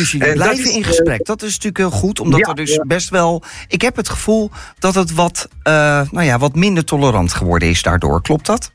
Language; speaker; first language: Dutch; native; Dutch